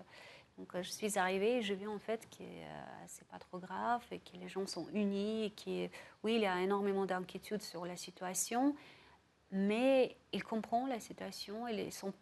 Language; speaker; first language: French; non-native, fluent; Russian